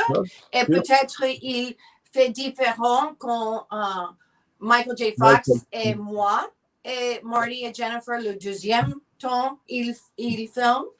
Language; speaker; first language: French; non-native, learner; English